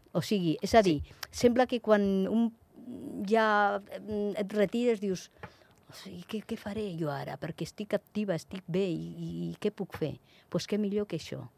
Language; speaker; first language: Catalan; non-native, local second language; Spanish